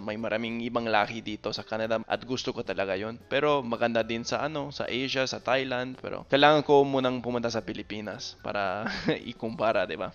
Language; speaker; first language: Filipino; non-native, fluent; English